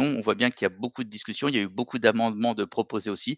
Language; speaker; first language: French; native; French